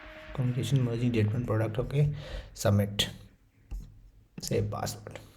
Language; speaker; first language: English; non-native, local second language; Hindi